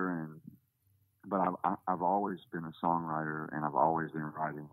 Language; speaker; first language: English; native; English